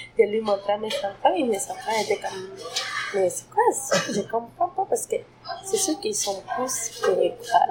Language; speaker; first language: French; non-native, fluent; Spanish